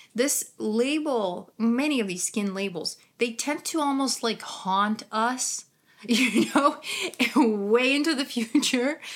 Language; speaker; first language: English; non-native, fluent; Ukrainian